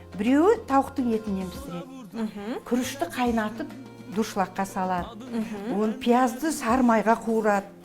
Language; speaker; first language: Kazakh; non-native, local second language; Azerbaijani